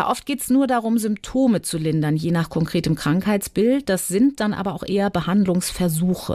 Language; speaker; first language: German; native; German